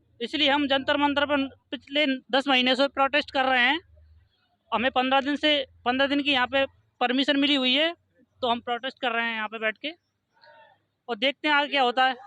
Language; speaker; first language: Hindi; native; Hindi